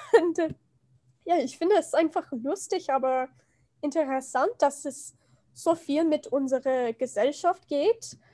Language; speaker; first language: German; non-native, learner; English